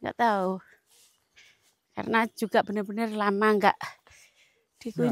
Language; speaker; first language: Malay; non-native, local second language; Javanese